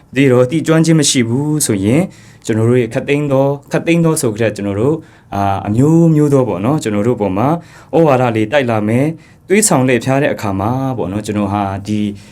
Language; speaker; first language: Burmese; non-native, local second language; Kachin